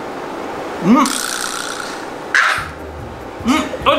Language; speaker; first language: Japanese; native; Japanese